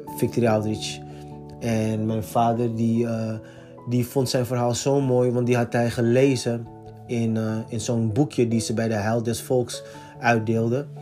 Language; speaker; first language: Dutch; native; Dutch